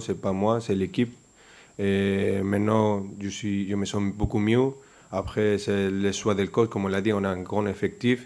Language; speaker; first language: French; non-native, fluent; Spanish